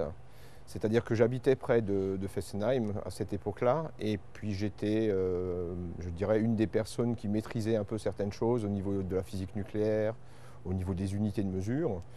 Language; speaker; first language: French; native; French